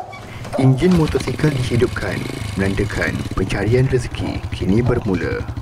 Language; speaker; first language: Malay; native; Malay